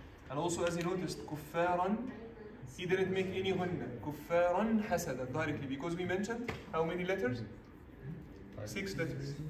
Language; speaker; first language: English; non-native, fluent; Arabic